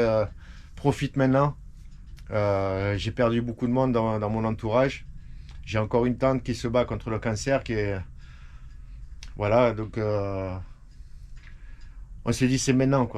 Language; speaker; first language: French; native; French